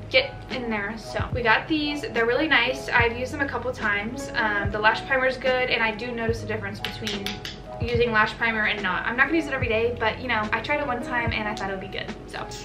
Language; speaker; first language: English; native; English